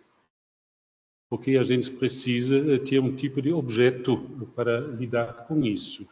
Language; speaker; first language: Portuguese; non-native, fluent; German